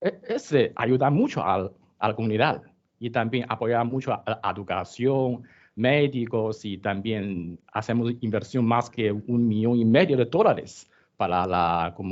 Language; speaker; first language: Spanish; non-native, learner; Chinese